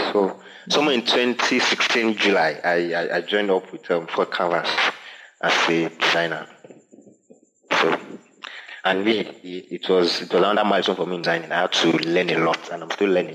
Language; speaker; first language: English; non-native, local second language; Yoruba